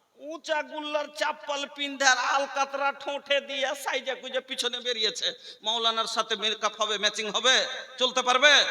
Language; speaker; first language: Bangla; non-native, local second language; Bhojpuri